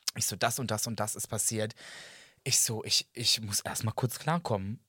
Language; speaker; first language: German; non-native, fluent; Serbian